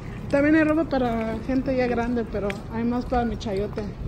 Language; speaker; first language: Spanish; early bilingual, heritage; Spanish